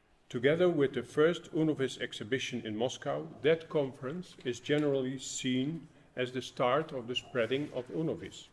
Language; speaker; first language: English; non-native, fluent; Dutch